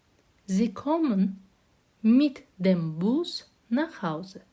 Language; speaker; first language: German; non-native, fluent; Azerbaijani